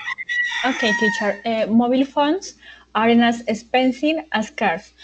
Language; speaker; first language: English; non-native, learner; Spanish